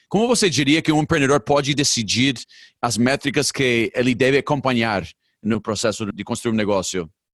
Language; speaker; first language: Portuguese; non-native, fluent; English